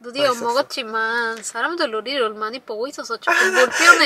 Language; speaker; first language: Korean; non-native, learner; Spanish